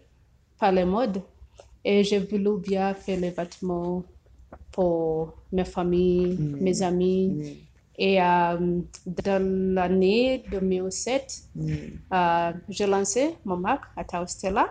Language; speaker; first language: French; non-native, learner; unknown